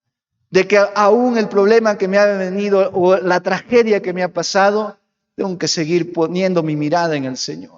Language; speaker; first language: Spanish; native; Spanish